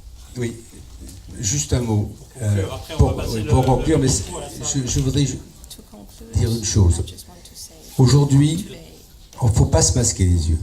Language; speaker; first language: French; native; French